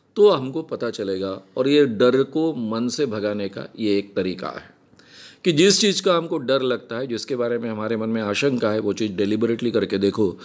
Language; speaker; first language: Hindi; native; Hindi